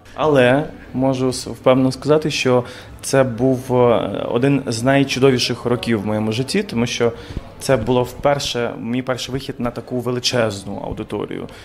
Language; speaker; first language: Ukrainian; native; Ukrainian